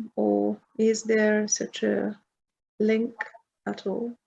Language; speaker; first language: English; non-native, fluent; Bulgarian